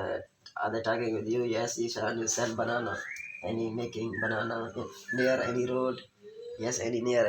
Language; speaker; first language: English; non-native, learner; Urdu